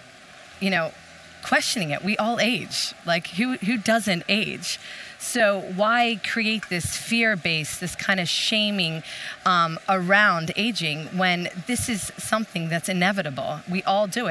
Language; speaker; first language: English; native; English